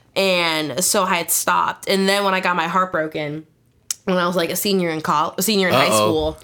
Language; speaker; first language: English; native; English